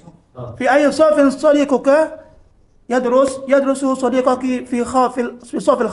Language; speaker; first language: Arabic; non-native, learner; Indonesian